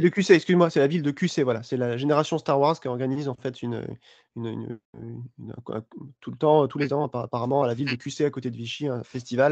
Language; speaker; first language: French; native; French